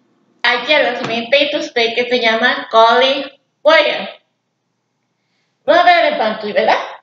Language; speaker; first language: Spanish; early bilingual, heritage; English